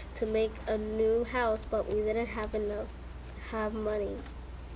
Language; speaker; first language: English; early bilingual, other home language; Spanish